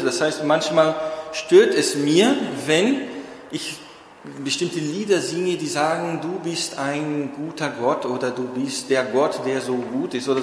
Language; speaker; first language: German; non-native, fluent; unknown